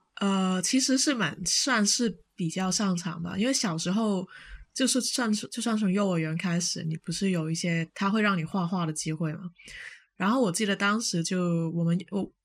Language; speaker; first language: Chinese; non-native, local second language; Cantonese